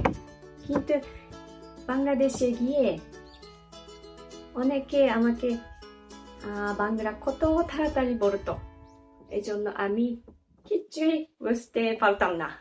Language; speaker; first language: Bangla; non-native, learner; Japanese